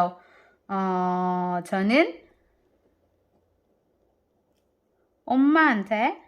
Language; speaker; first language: Korean; non-native, fluent; Filipino